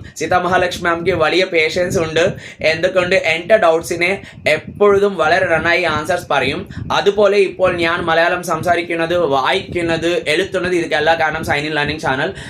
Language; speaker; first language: Malayalam; non-native, learner; Telugu